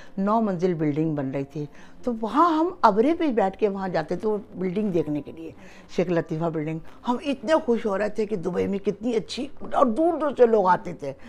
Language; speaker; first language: Urdu; early bilingual, heritage; Urdu